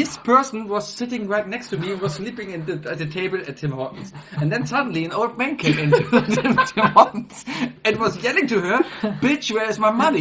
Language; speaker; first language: English; non-native, fluent; German